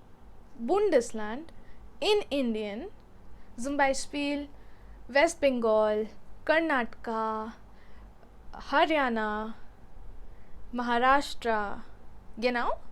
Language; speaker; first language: German; non-native, learner; Hindi